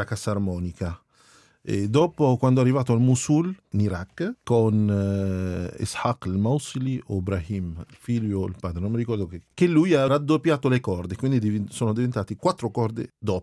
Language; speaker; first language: Italian; non-native, fluent; Arabic